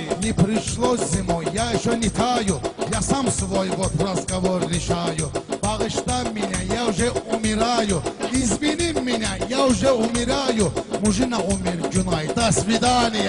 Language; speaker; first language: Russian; non-native, learner; Azerbaijani